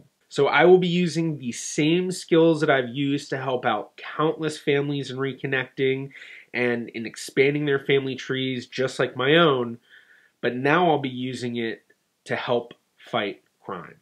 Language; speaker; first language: English; native; English